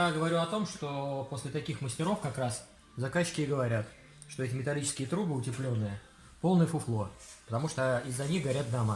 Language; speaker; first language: Russian; native; Russian